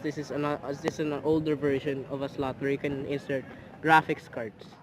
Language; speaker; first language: English; non-native, fluent; Filipino